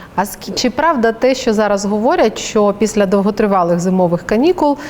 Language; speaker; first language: Ukrainian; native; Ukrainian